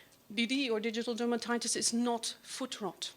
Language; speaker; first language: English; non-native, fluent; German